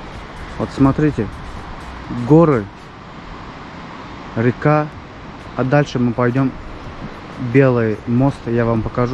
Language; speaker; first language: Russian; non-native, fluent; Azerbaijani